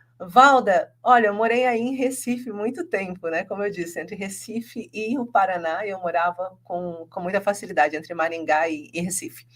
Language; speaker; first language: Portuguese; native; Portuguese